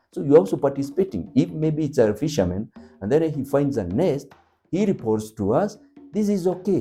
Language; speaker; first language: English; non-native, local second language; Kikuyu